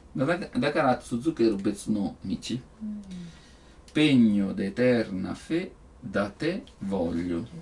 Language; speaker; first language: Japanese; non-native, learner; Italian